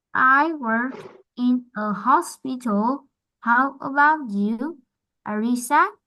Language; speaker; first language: English; non-native, learner; Vietnamese